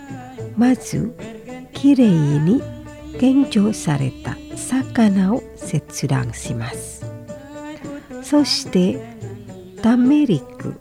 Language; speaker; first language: Japanese; non-native, fluent; Indonesian